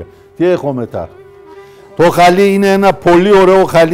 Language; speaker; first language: Greek; non-native, learner; Persian